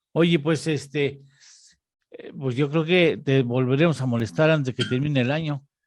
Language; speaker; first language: Spanish; native; Spanish